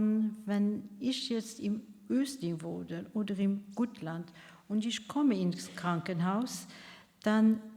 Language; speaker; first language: German; non-native, local second language; Luxembourgish